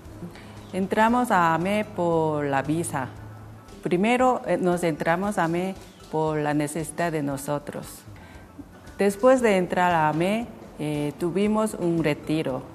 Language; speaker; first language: Spanish; non-native, learner; Korean